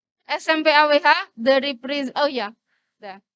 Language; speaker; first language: English; non-native, fluent; Indonesian